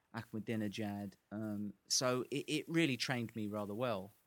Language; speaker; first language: English; native; English